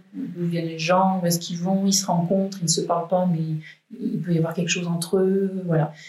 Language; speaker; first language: French; native; French